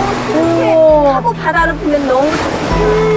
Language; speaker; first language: Korean; non-native, fluent; Chinese